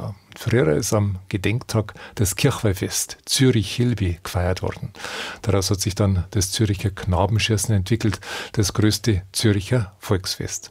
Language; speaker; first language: German; native; German